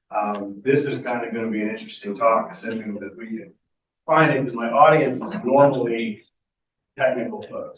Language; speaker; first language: English; native; English